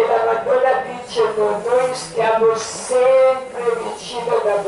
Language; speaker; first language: Italian; non-native, learner; Croatian